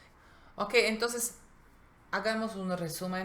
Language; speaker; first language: Spanish; non-native, fluent; Slovak